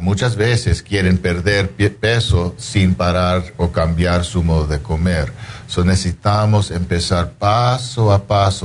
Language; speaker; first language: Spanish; non-native, fluent; English